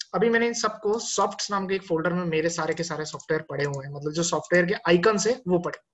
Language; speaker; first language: Hindi; native; Hindi